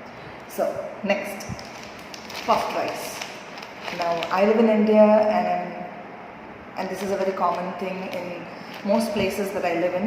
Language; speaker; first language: English; non-native, local second language; Tamil